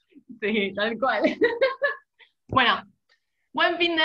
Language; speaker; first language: Spanish; native; Spanish